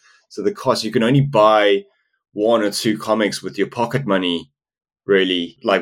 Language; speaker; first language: English; non-native, local second language; Afrikaans